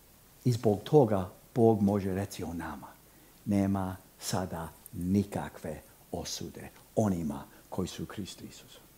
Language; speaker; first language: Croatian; non-native, fluent; English